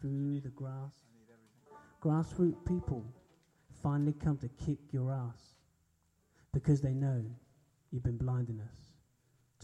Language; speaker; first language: English; native; English